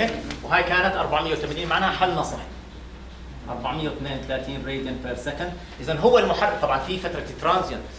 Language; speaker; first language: Arabic; native; Arabic